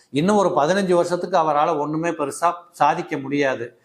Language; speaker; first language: Tamil; native; Tamil